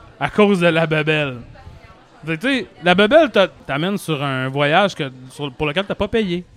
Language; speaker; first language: French; native; French